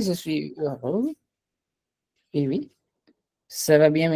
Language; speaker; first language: French; non-native, fluent; Hindi